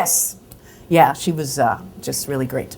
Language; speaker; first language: English; native; English